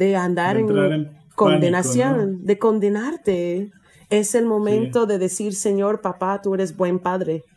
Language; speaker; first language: Spanish; non-native, fluent; English